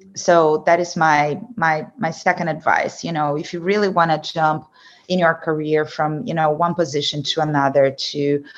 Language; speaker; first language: English; non-native, fluent; Portuguese